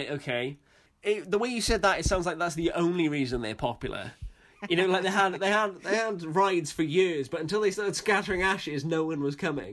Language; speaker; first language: English; native; English